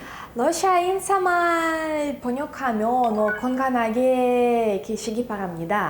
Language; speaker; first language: Korean; non-native, fluent; Russian